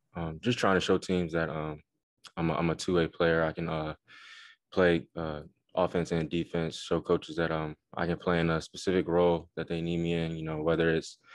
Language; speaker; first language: English; native; English